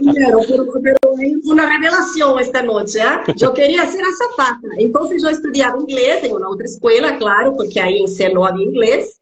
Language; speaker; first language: Spanish; non-native, fluent; Portuguese